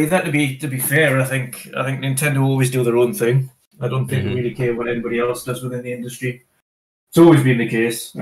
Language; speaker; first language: English; native; English